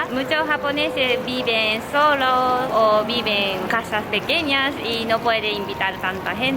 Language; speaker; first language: Spanish; non-native, learner; Japanese